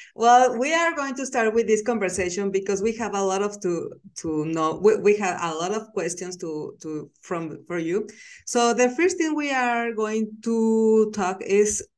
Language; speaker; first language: English; non-native, learner; Spanish